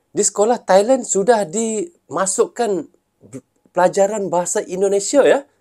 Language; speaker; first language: Malay; native; Malay